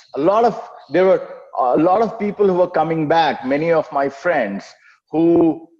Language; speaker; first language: English; non-native, local second language; Telugu